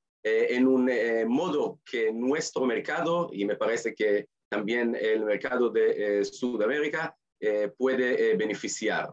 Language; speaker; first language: Spanish; non-native, fluent; Hebrew